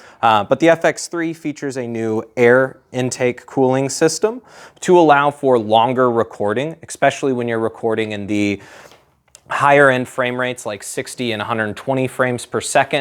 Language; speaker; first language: English; native; English